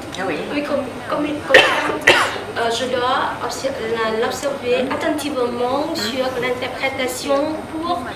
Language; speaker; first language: French; non-native, fluent; Vietnamese